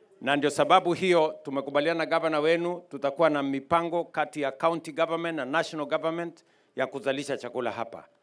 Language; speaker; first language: Swahili; non-native, local second language; Kalenjin